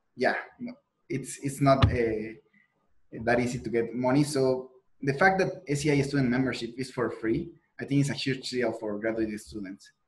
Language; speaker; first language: English; non-native, fluent; Spanish